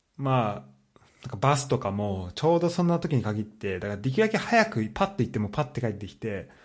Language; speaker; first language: Japanese; native; Japanese